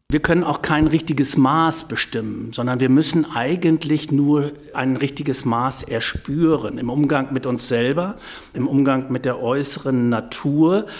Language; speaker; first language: German; native; German